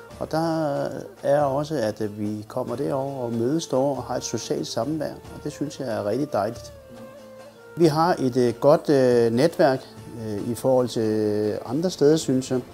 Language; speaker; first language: Danish; early bilingual, other home language; Turkish